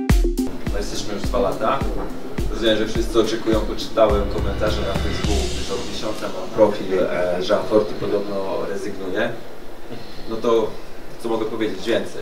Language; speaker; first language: Polish; native; Polish